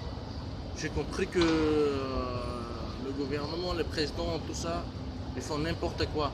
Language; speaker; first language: French; non-native, fluent; Bulgarian